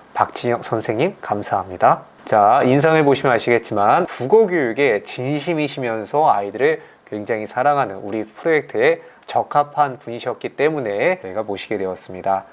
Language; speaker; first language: Korean; native; Korean